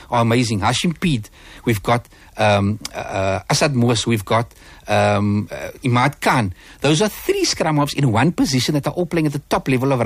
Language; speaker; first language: English; native; English